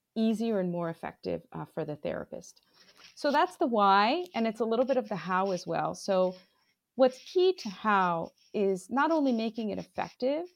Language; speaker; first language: English; non-native, local second language; Bangla